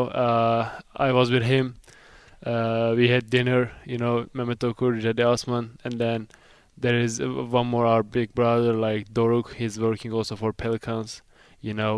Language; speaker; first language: English; non-native, fluent; Turkish